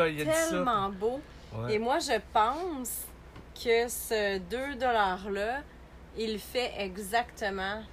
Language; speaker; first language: French; native; French